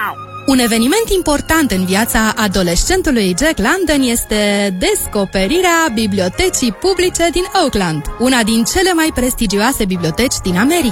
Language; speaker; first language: Romanian; native; Romanian